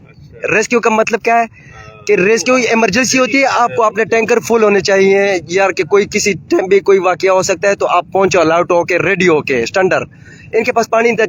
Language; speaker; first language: Urdu; native; Urdu